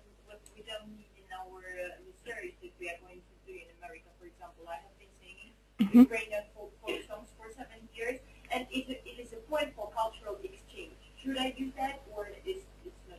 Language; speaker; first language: English; non-native, fluent; Ukrainian